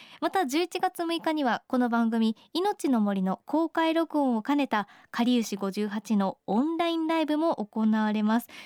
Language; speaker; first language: Japanese; native; Japanese